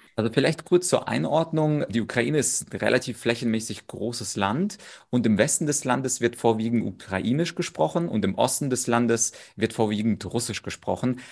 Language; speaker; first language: German; early bilingual, other home language; Russian